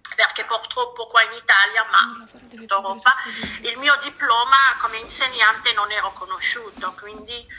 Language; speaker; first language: Italian; non-native, fluent; Arabic